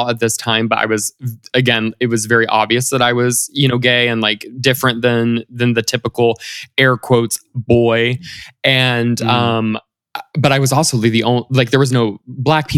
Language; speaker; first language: English; native; English